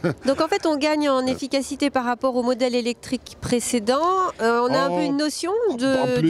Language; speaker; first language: French; native; French